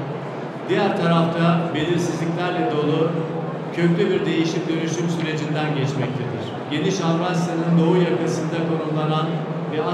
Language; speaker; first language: Turkish; native; Turkish